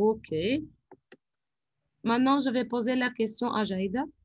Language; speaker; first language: French; non-native, fluent; Arabic